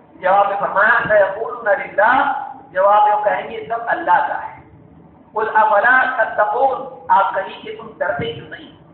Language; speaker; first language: Urdu; native; Urdu